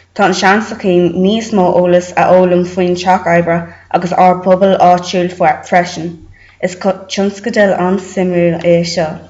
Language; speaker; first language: Irish; non-native, local second language; English